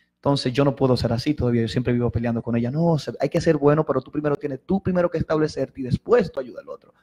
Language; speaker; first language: Spanish; native; Spanish